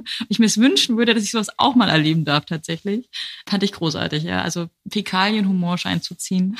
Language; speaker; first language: German; native; German